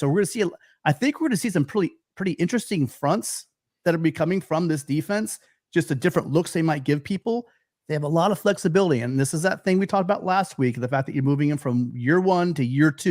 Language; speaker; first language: English; native; English